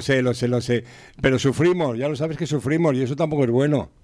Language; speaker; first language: Spanish; native; Spanish